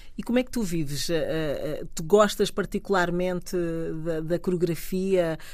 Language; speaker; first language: Portuguese; native; Portuguese